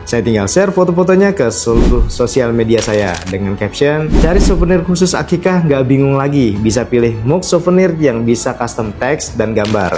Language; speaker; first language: Indonesian; native; Indonesian